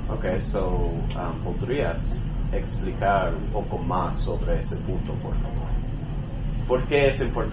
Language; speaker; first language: Spanish; non-native, learner; English